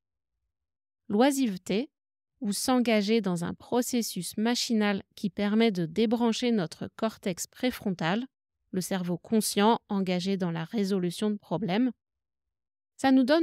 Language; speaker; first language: French; native; French